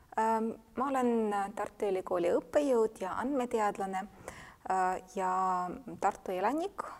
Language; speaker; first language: Estonian; non-native, fluent; Russian